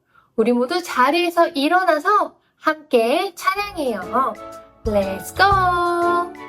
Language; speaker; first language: Korean; native; Korean